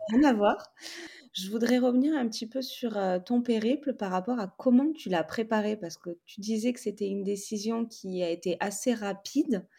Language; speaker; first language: French; native; French